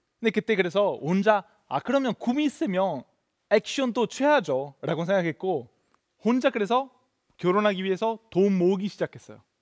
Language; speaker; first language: Korean; non-native, fluent; Italian